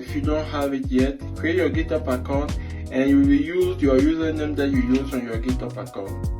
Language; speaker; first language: English; non-native, fluent; French